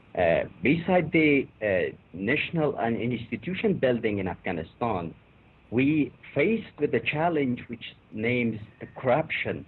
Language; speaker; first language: English; non-native, fluent; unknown